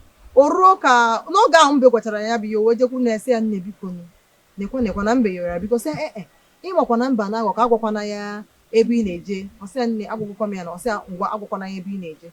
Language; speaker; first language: Igbo; native; Igbo